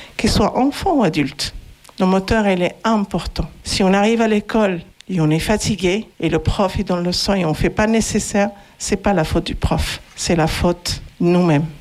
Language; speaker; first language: French; non-native, local second language; Arabic